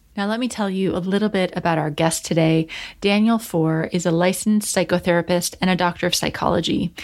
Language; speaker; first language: English; native; English